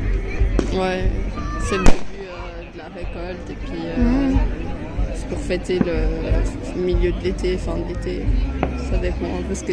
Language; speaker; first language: French; native; French